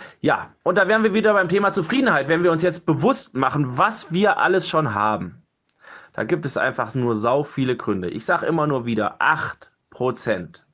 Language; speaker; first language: German; native; German